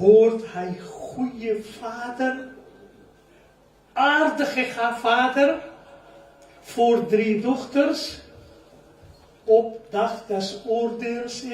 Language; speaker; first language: Dutch; non-native, learner; Urdu